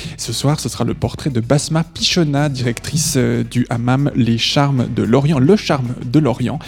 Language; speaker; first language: French; native; French